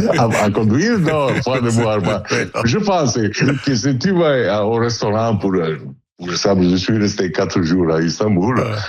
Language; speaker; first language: French; non-native, learner; Italian